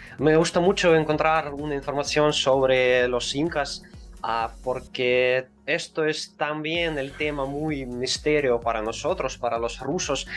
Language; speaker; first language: Spanish; non-native, learner; Russian